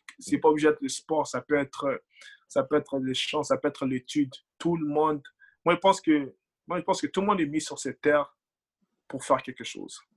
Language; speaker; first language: French; early bilingual, other home language; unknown